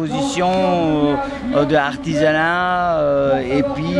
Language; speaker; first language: French; non-native, fluent; Nepali